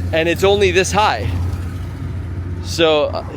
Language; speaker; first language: English; native; English